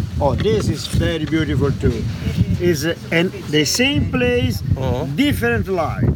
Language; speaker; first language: English; non-native, learner; Italian